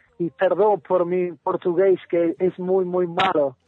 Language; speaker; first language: Portuguese; non-native, learner; Spanish